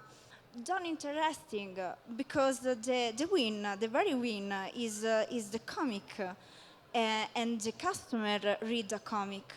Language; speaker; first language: English; non-native, learner; Italian